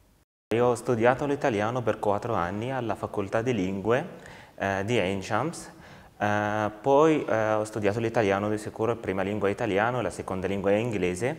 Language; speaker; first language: Italian; non-native, fluent; Arabic